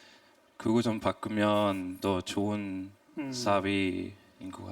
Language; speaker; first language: Korean; non-native, fluent; Swedish